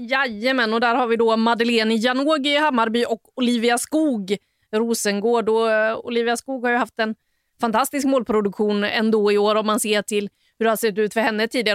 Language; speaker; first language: Swedish; native; Swedish